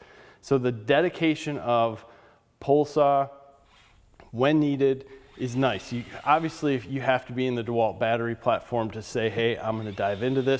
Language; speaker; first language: English; native; English